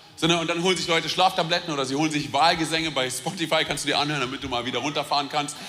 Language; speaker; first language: German; early bilingual, other home language; Romanian